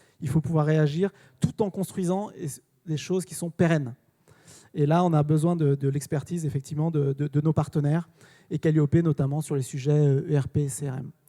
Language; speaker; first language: French; native; French